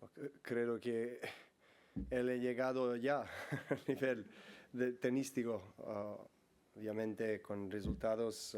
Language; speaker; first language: Spanish; non-native, learner; Serbian